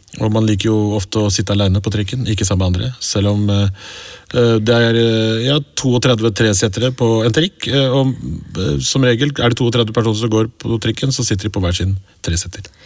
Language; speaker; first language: Norwegian; early bilingual, other home language; Urdu